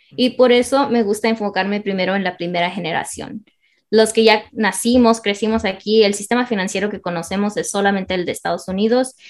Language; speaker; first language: Spanish; early bilingual, heritage; Spanish